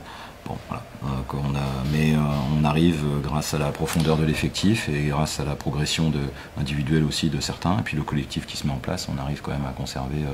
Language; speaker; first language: French; native; French